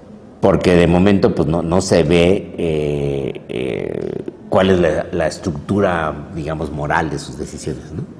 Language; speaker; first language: Spanish; native; Spanish